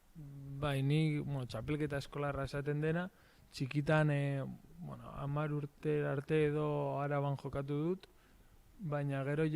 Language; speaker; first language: Basque; non-native, local second language; Spanish